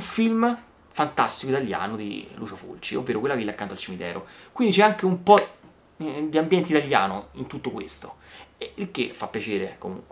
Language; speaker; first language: Italian; native; Italian